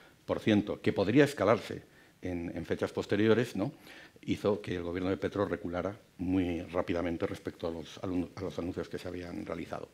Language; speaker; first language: Spanish; native; Spanish